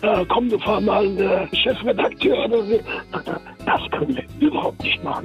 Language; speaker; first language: German; non-native, fluent; Turkish